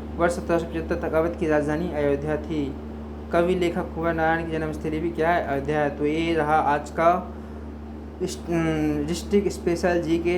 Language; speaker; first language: Hindi; native; Hindi